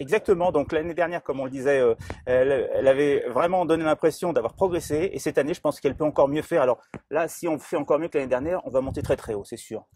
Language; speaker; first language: French; native; French